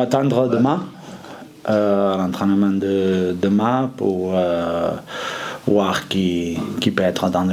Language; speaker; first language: French; non-native, fluent; Spanish